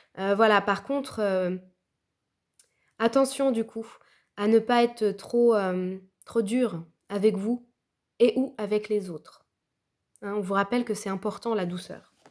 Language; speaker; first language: French; native; French